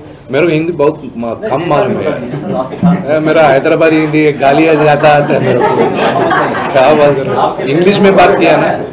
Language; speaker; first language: Hindi; non-native, local second language; Telugu